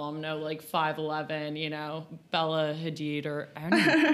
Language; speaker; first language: English; native; English